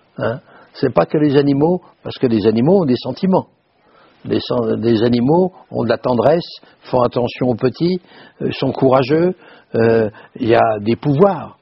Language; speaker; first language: French; native; French